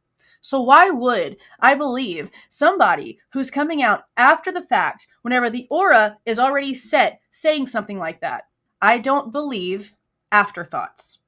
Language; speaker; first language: English; native; English